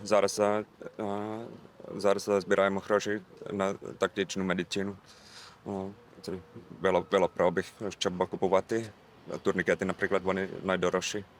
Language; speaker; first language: Ukrainian; non-native, learner; Finnish